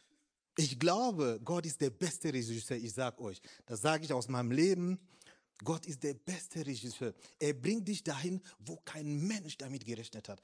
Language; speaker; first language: German; non-native, fluent; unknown